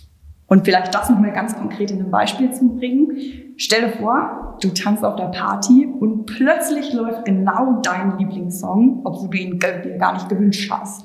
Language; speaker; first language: German; native; German